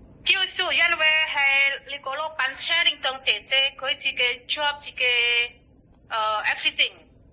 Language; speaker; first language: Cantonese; non-native, learner; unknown